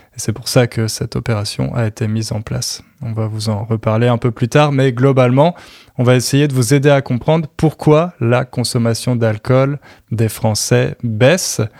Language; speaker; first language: French; native; French